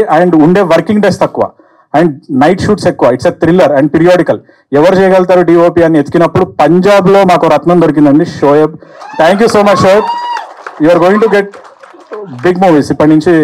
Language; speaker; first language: Telugu; native; Telugu